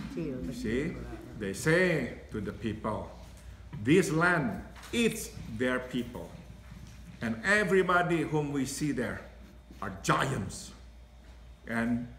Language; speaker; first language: English; non-native, fluent; Indonesian